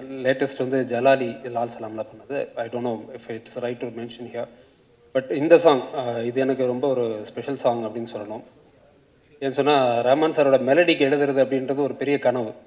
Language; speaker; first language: Tamil; native; Tamil